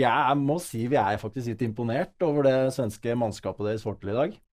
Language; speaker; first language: Norwegian; native; Norwegian